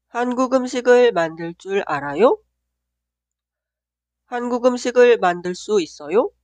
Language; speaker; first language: Korean; non-native, learner; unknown